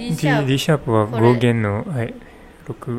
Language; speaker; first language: Japanese; non-native, learner; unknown